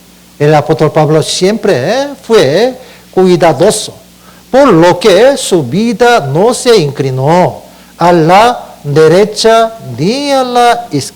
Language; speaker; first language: Spanish; non-native, learner; Korean